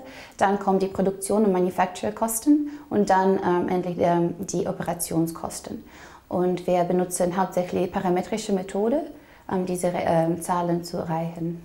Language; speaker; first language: German; non-native, fluent; English